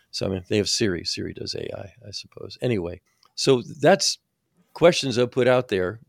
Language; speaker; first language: English; native; English